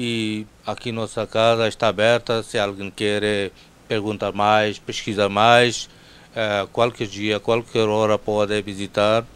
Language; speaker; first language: Portuguese; non-native, fluent; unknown